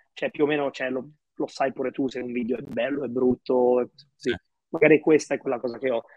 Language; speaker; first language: Italian; early bilingual, other home language; Arabic